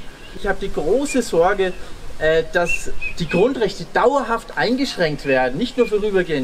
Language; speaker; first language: German; native; German